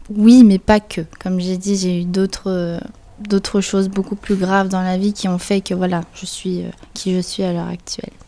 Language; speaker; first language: French; early bilingual, other home language; Spanish